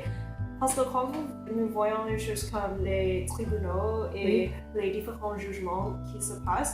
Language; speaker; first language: French; non-native, local second language; English